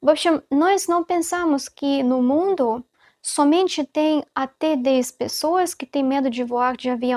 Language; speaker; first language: Portuguese; non-native, fluent; Russian